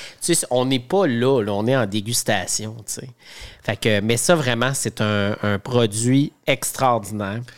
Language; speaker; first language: French; native; French